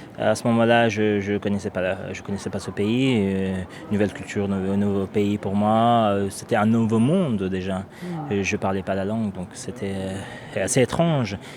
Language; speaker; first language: French; non-native, fluent; Persian